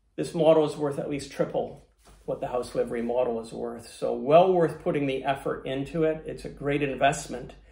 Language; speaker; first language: English; native; English